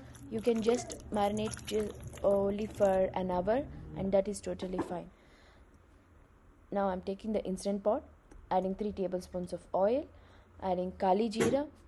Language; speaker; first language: English; non-native, local second language; Telugu